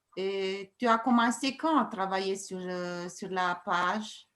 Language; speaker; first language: French; non-native, fluent; Romanian